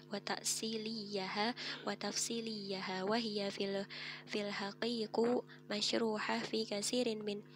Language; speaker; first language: Arabic; non-native, learner; Indonesian